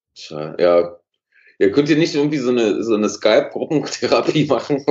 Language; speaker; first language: German; native; German